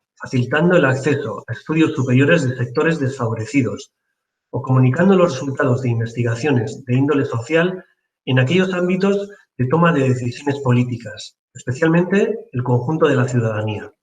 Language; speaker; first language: Spanish; native; Spanish